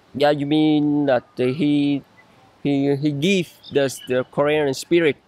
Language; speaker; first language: English; non-native, learner; Vietnamese